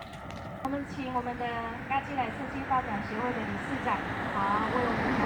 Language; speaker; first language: Chinese; non-native, local second language; Amis